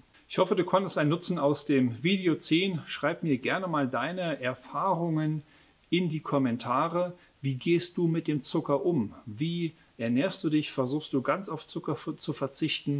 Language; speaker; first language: German; native; German